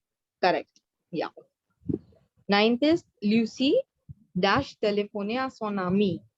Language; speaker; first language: French; non-native, fluent; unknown